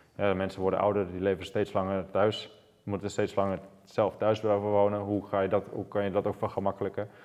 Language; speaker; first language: Dutch; native; Dutch